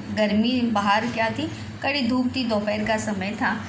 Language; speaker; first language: Hindi; non-native, local second language; Marathi